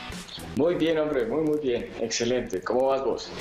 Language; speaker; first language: Spanish; native; Spanish